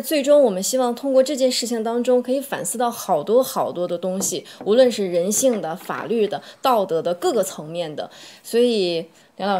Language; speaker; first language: Chinese; native; Chinese